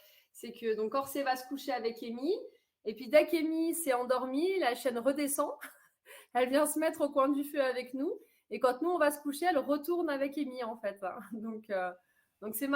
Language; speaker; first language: French; native; French